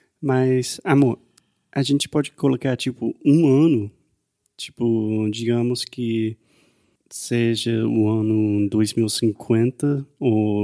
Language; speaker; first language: Portuguese; non-native, fluent; English